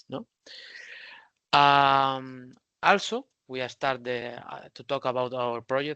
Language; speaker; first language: English; non-native, learner; Spanish